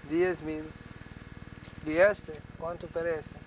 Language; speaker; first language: Spanish; non-native, learner; English